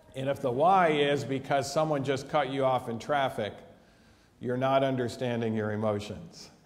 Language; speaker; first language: English; native; English